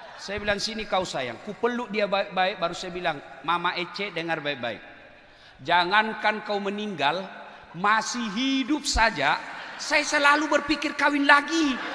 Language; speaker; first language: Indonesian; non-native, local second language; Buginese